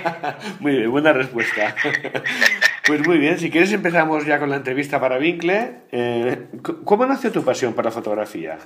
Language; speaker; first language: Spanish; native; Spanish